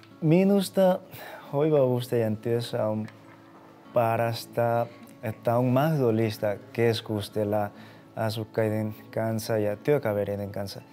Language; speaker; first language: Finnish; non-native, learner; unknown